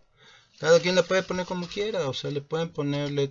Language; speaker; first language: Spanish; native; Spanish